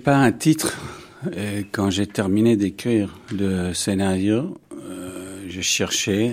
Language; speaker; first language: French; non-native, fluent; English